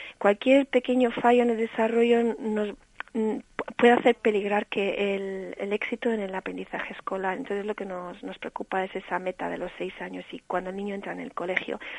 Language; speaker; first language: Spanish; early bilingual, heritage; Spanish